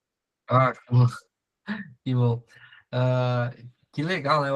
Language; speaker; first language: Portuguese; native; Portuguese